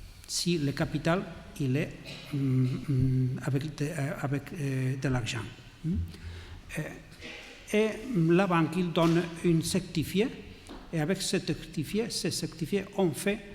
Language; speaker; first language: French; non-native, learner; Catalan